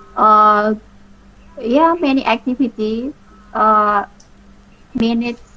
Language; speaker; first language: English; non-native, learner; Indonesian